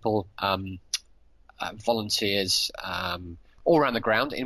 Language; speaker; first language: English; native; English